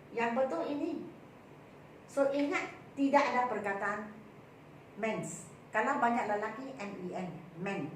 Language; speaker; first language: Malay; non-native, local second language; Chinese